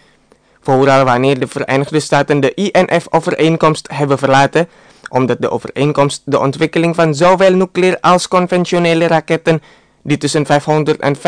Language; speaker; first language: Dutch; non-native, fluent; Indonesian